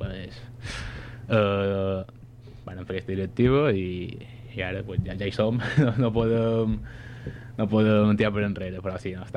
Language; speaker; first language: Catalan; native; Catalan